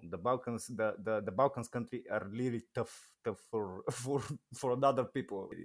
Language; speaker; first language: English; non-native, learner; Bulgarian